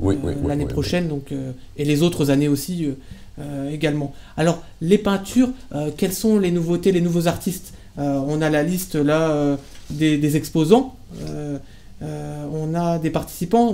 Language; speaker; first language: French; native; French